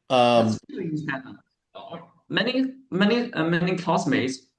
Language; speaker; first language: English; non-native, learner; Chinese